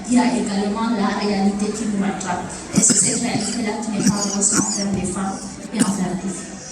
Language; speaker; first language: French; non-native, local second language; Fula